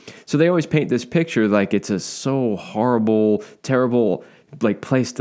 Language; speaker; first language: English; native; English